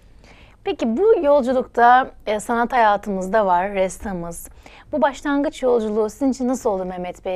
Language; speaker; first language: Turkish; native; Turkish